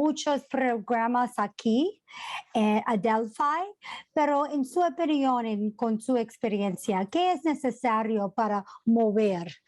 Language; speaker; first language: Spanish; non-native, fluent; English